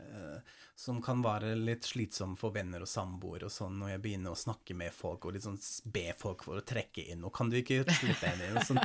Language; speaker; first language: Norwegian; non-native, fluent; German